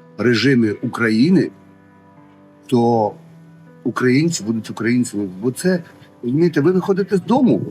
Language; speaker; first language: Ukrainian; native; Ukrainian